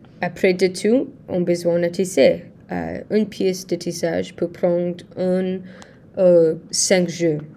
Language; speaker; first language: French; non-native, learner; English